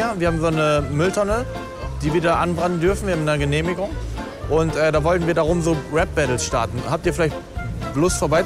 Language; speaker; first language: German; native; German